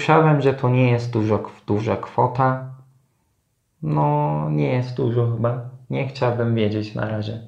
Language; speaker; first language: Polish; non-native, learner; Turkish